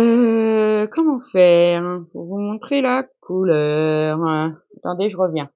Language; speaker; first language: French; native; French